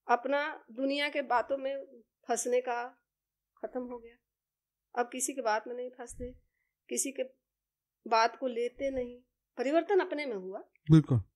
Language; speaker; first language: Hindi; native; Hindi